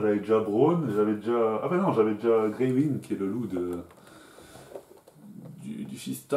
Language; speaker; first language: French; native; French